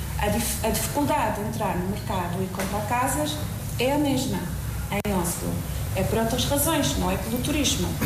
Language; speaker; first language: Portuguese; non-native, fluent; Norwegian